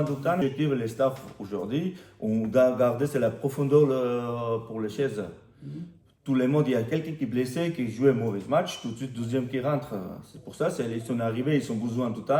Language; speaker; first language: French; non-native, learner; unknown